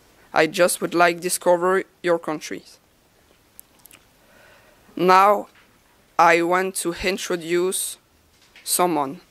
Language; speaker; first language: English; non-native, learner; French